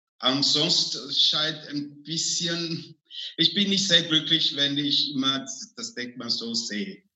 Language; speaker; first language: German; non-native, fluent; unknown